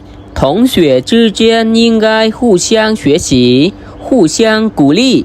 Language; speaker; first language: Chinese; non-native, fluent; Khmer